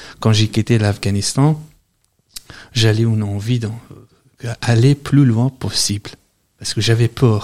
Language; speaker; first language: French; non-native, fluent; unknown